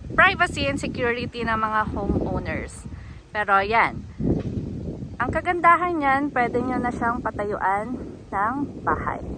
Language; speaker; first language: Filipino; native; Filipino